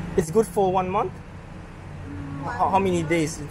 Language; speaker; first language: English; non-native, learner; French